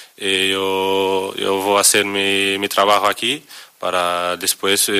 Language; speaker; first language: Spanish; non-native, learner; Portuguese